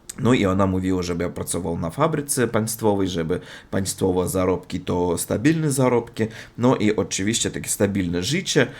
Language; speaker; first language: Polish; non-native, learner; Russian